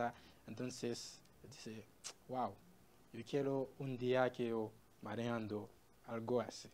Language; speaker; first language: Spanish; non-native, learner; Haitian Creole